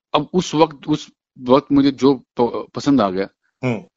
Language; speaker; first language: Hindi; non-native, local second language; Gujarati